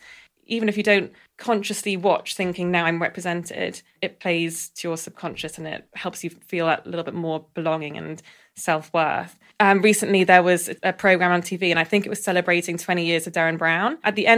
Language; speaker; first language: English; native; English